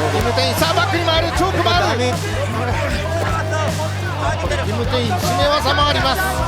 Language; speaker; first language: Japanese; native; Japanese